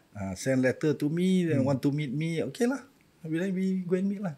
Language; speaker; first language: English; non-native, local second language; Malay